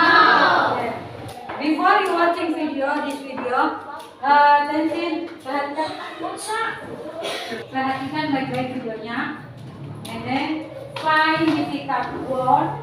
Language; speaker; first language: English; non-native, learner; Indonesian